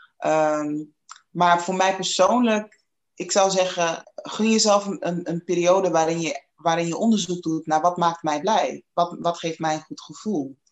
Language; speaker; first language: Dutch; non-native, fluent; English